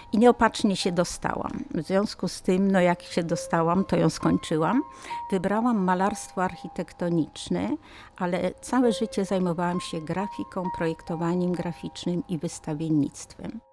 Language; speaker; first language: Polish; native; Polish